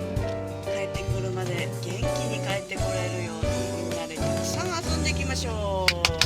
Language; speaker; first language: Japanese; native; Japanese